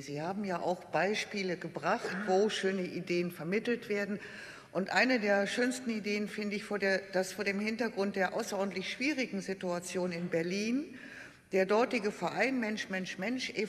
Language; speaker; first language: German; native; German